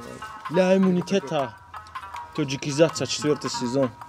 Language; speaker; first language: Russian; non-native, local second language; Tajik